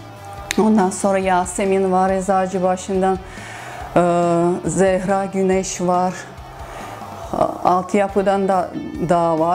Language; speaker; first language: Turkish; non-native, fluent; Russian